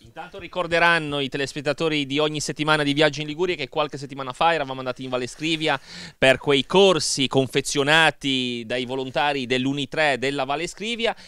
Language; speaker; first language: Italian; native; Italian